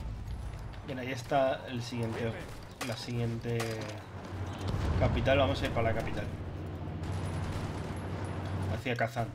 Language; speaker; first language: Spanish; native; Spanish